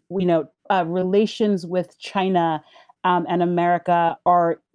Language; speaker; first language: English; early bilingual, other home language; Haitian Creole